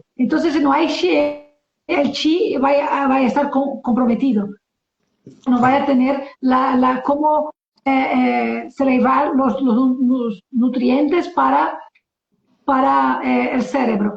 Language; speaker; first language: Spanish; non-native, learner; Portuguese